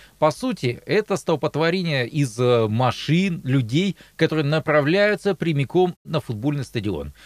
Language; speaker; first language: Russian; native; Russian